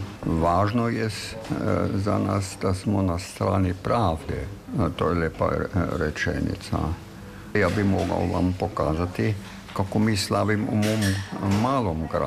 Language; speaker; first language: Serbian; non-native, fluent; German